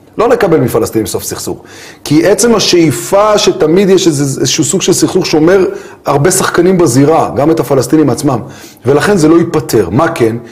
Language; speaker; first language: Hebrew; native; Hebrew